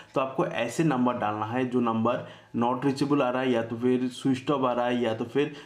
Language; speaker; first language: Hindi; native; Hindi